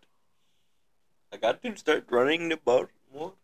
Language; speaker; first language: English; native; English